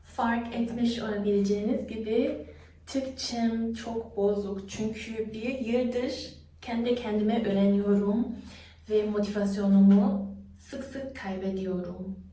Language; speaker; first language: Turkish; non-native, learner; Chinese